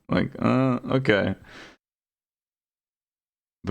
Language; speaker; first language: English; native; English